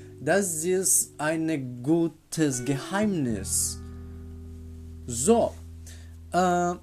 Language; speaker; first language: German; non-native, learner; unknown